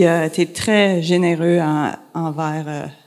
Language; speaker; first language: French; native; French